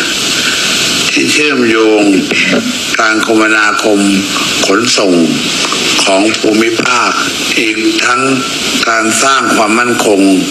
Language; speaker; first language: Thai; native; Thai